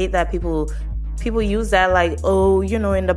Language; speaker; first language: English; native; English